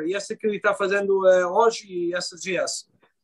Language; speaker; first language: Portuguese; non-native, fluent; Hebrew